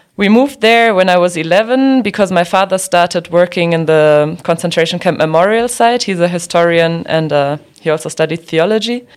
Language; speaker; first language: English; non-native, fluent; German